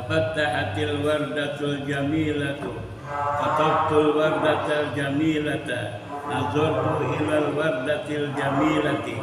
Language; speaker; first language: Arabic; non-native, learner; Indonesian